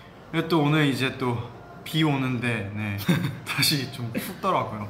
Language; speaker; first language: Korean; early bilingual, heritage; Korean